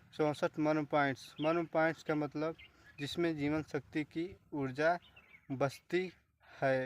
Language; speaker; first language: Hindi; native; Hindi